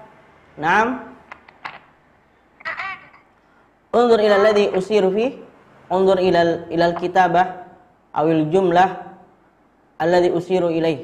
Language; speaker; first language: Arabic; non-native, fluent; Indonesian